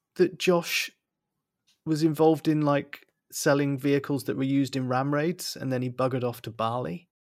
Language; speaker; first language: English; native; English